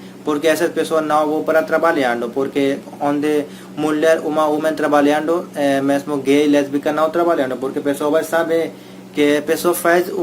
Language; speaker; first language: Portuguese; non-native, learner; Hindi